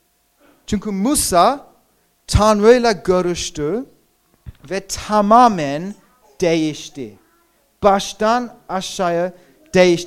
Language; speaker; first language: Turkish; non-native, fluent; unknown